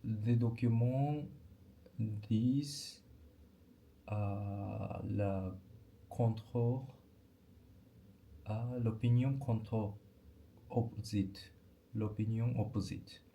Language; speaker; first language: French; non-native, learner; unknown